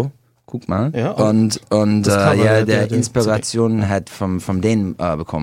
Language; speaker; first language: German; non-native, learner; English